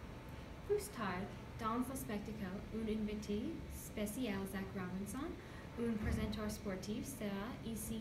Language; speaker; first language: French; non-native, learner; English